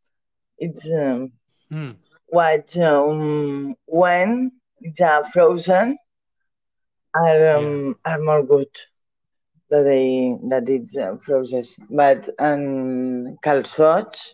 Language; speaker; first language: English; non-native, learner; Catalan